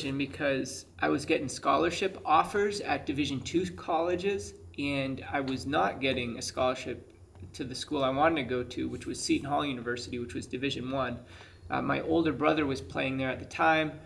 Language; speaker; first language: English; native; English